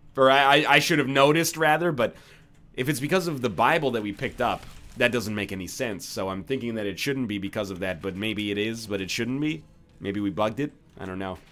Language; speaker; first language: English; native; English